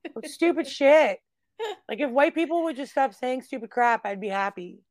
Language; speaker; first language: English; native; English